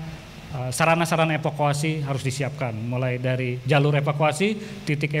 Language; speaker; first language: Indonesian; native; Indonesian